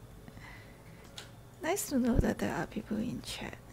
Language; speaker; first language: English; non-native, local second language; Cantonese